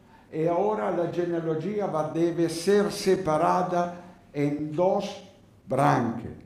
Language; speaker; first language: Spanish; non-native, learner; Italian